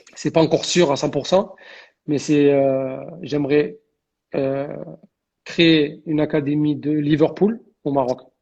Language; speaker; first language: French; early bilingual, other home language; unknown